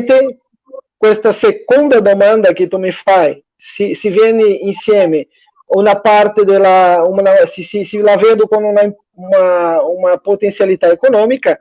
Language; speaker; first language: Italian; non-native, fluent; Portuguese